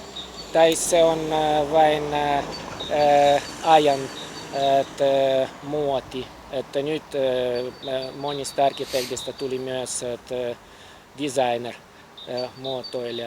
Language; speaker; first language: Finnish; non-native, fluent; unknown